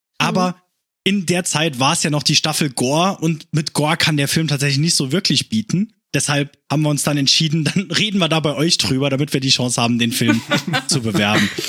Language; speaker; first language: German; native; German